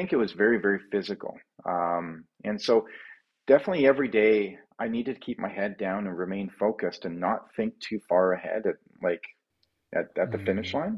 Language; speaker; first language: English; native; English